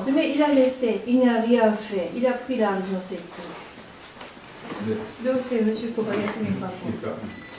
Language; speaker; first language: French; non-native, learner; Japanese